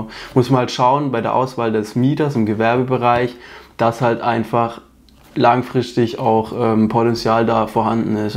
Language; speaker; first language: German; native; German